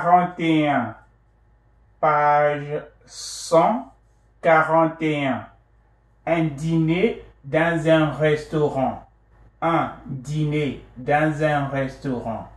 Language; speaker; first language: French; non-native, fluent; English